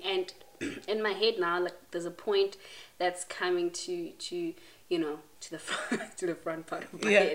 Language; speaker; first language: English; non-native, local second language; Tswana